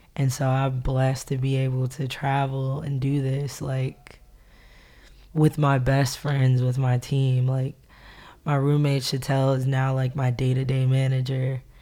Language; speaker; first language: English; native; English